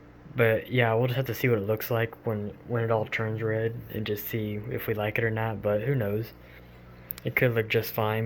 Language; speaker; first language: English; native; English